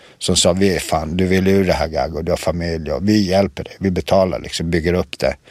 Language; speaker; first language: Swedish; early bilingual, other home language; Serbian